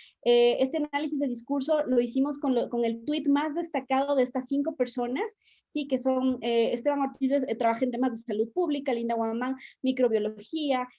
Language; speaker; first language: Spanish; native; Spanish